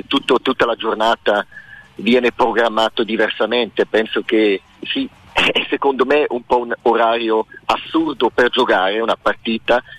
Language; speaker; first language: Italian; early bilingual, heritage; Italian